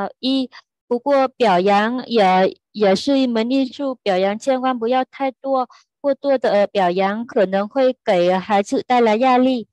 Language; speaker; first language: Chinese; non-native, fluent; Vietnamese